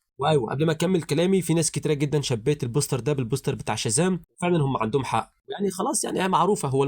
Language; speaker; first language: Arabic; native; Arabic